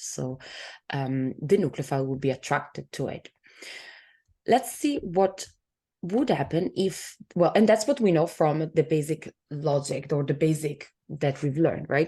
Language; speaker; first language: English; non-native, fluent; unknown